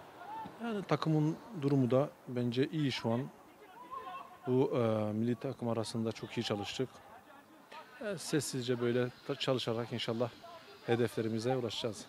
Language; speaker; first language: Turkish; early bilingual, other home language; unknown